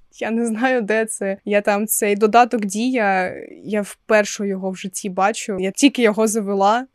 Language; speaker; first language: Ukrainian; non-native, local second language; Russian